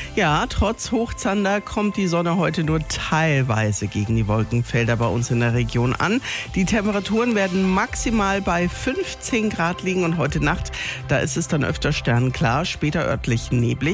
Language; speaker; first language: German; native; German